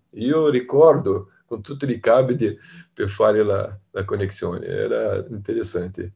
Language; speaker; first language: Italian; non-native, learner; Portuguese